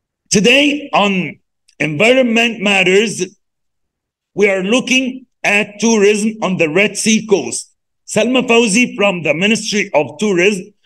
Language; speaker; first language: English; non-native, fluent; Arabic